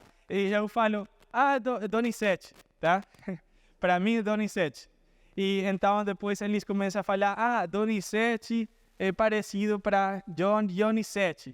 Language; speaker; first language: Portuguese; non-native, fluent; Spanish